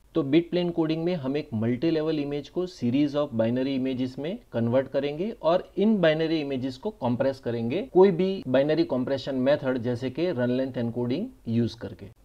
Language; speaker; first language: Hindi; non-native, local second language; Gujarati